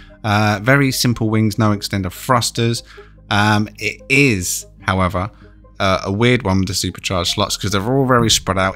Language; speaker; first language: English; native; English